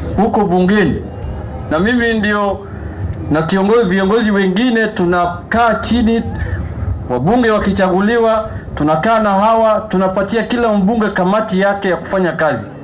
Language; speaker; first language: Swahili; non-native, local second language; Luo (Kenya and Tanzania)